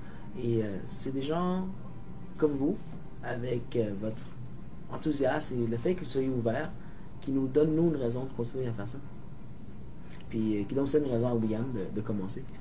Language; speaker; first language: French; native; French